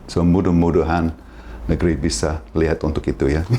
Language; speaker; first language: Indonesian; non-native, fluent; English